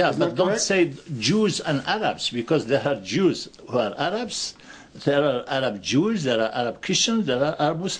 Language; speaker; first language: English; non-native, fluent; Arabic